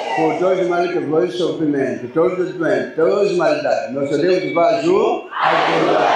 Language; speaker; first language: Portuguese; non-native, learner; Lingala